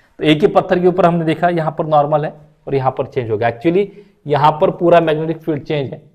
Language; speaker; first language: Hindi; non-native, local second language; Marathi